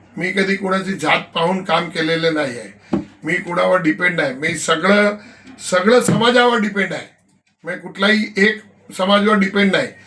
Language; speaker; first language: Marathi; non-native, local second language; Gujarati